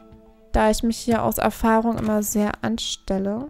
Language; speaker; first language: German; native; German